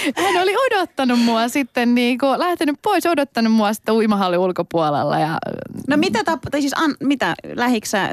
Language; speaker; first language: Finnish; early bilingual, other home language; Persian